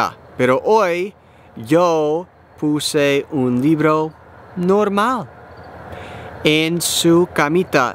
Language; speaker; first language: Spanish; non-native, learner; English